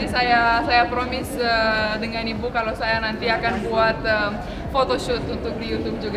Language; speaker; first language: Indonesian; non-native, fluent; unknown